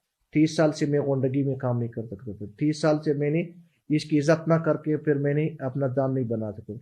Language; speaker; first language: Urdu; non-native, local second language; Pashto